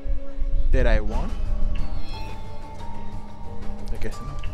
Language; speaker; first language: English; non-native, local second language; Malay